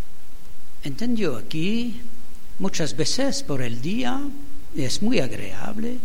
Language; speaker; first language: Spanish; non-native, learner; French